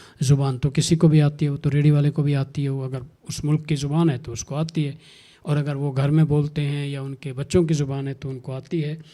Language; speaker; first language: Urdu; non-native, local second language; Saraiki